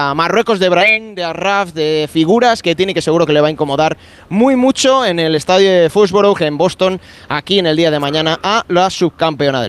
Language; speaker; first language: Spanish; native; Spanish